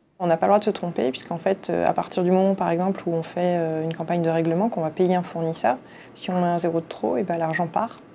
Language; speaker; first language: French; native; French